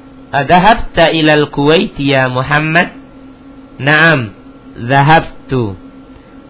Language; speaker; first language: Arabic; non-native, fluent; Indonesian